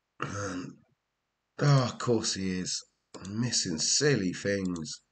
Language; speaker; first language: English; native; English